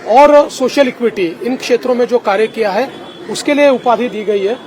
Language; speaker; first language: Hindi; non-native, local second language; Marathi